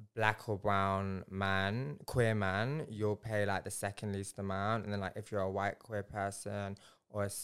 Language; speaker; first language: English; native; English